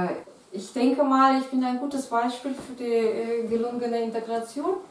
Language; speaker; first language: German; non-native, fluent; Russian